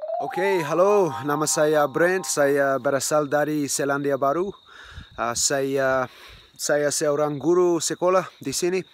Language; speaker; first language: Indonesian; non-native, learner; English